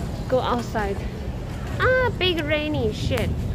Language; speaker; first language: English; non-native, learner; Chinese